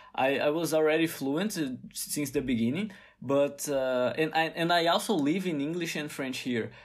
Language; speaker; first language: English; non-native, fluent; Portuguese